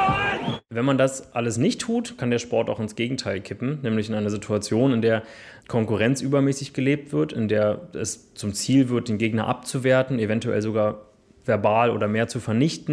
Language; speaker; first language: German; native; German